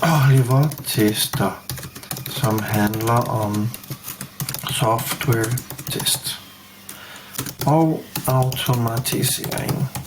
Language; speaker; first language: Danish; non-native, fluent; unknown